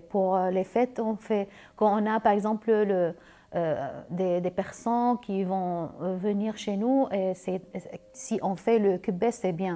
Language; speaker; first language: French; non-native, learner; Arabic